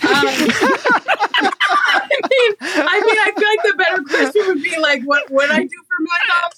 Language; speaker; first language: English; native; English